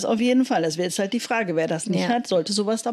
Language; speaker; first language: German; native; German